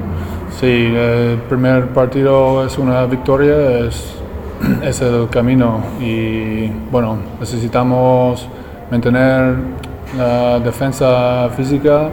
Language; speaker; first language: Spanish; non-native, learner; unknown